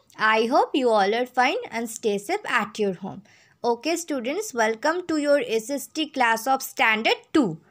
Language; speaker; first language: English; non-native, local second language; Bangla